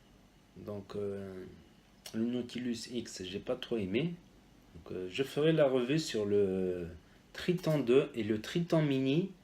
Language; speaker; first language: French; native; French